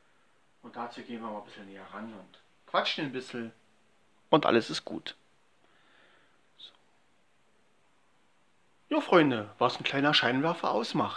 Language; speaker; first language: German; native; German